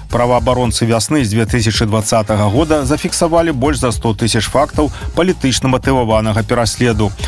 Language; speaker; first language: Belarusian; native; Belarusian